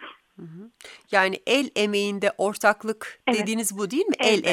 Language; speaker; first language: Turkish; native; Turkish